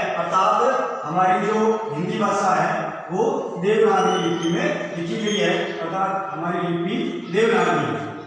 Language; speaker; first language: Hindi; native; Hindi